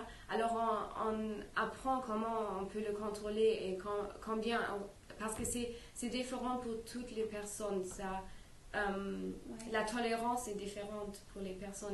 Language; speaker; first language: French; non-native, learner; English